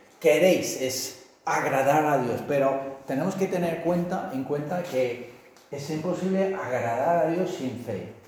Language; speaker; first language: Spanish; non-native, fluent; English